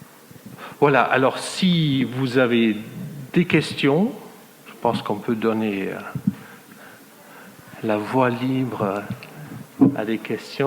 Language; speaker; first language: French; non-native, fluent; German